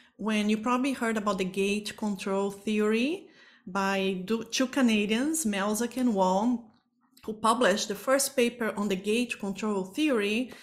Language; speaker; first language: English; non-native, fluent; Portuguese